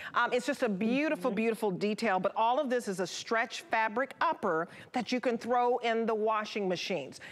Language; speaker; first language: English; native; English